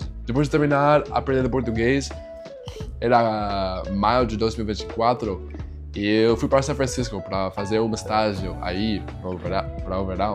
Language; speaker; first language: Portuguese; non-native, learner; English